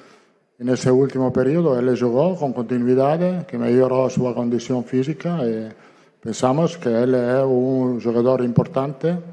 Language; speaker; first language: Portuguese; non-native, learner; Italian